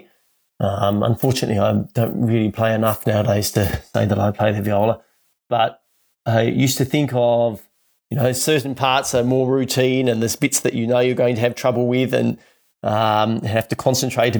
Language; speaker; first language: English; native; English